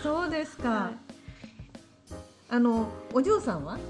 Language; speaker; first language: Japanese; native; Japanese